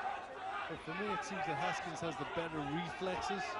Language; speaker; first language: English; native; English